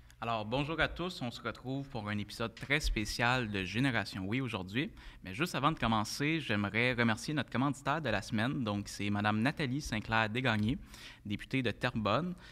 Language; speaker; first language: French; native; French